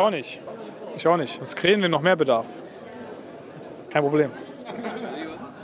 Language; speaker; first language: German; native; German